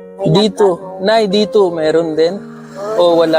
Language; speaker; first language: Filipino; non-native, learner; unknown